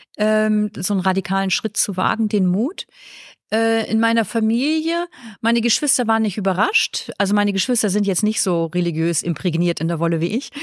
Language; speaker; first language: German; native; German